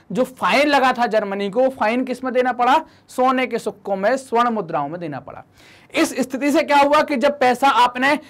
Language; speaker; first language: Hindi; native; Hindi